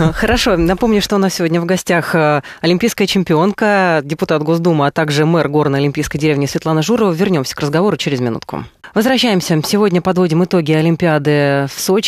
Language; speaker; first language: Russian; native; Russian